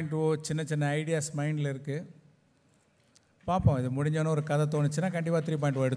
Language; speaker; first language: Tamil; native; Tamil